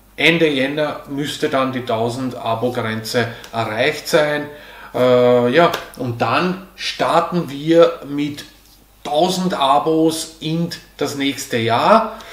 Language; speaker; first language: German; early bilingual, other home language; Hungarian